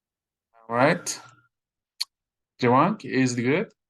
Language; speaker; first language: English; non-native, fluent; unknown